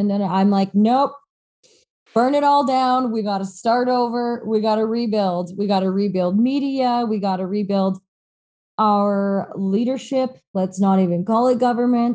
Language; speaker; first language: English; native; English